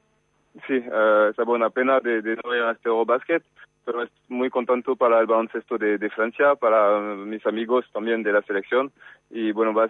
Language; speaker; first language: Spanish; non-native, fluent; French